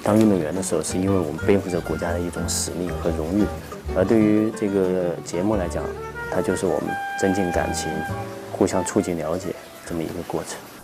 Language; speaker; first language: Chinese; native; Chinese